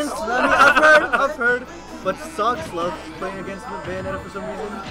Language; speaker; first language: English; native; English